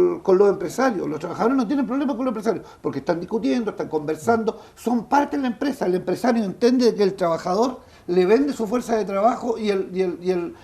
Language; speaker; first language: Spanish; native; Spanish